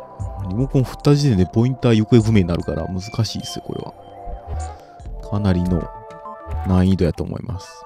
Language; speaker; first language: Japanese; native; Japanese